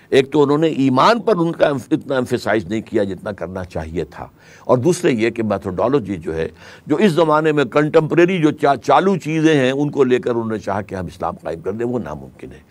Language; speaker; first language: Urdu; native; Urdu